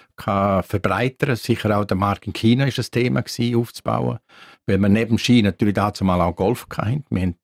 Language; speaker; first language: German; native; German